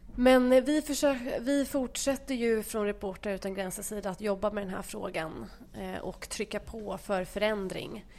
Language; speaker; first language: Swedish; native; Swedish